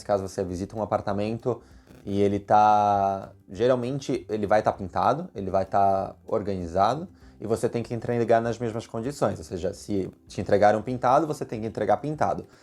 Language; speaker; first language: Portuguese; native; Portuguese